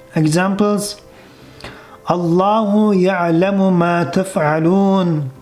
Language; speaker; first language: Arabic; non-native, fluent; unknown